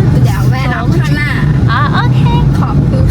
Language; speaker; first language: Thai; native; Thai